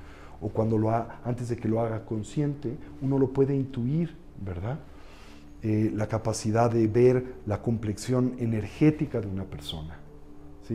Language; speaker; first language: Spanish; native; Spanish